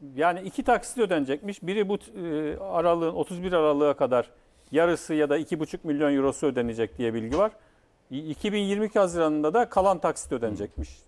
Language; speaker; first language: Turkish; native; Turkish